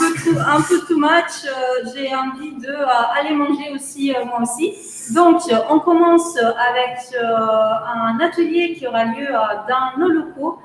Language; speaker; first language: French; native; French